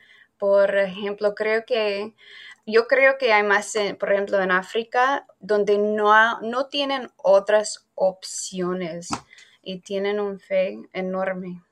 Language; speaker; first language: Spanish; non-native, fluent; English